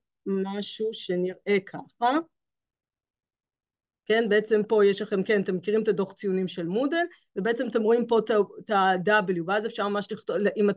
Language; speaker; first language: Hebrew; native; Hebrew